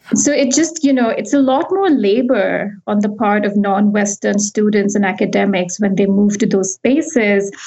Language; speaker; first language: English; non-native, local second language; Hindi